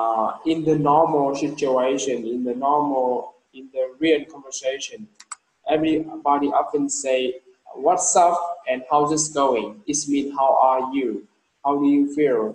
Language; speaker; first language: English; non-native, learner; Vietnamese